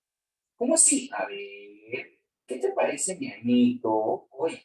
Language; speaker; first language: Spanish; native; Spanish